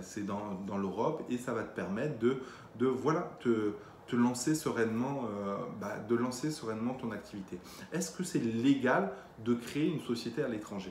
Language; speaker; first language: French; native; French